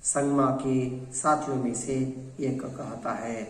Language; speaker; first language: Hindi; non-native, local second language; Kannada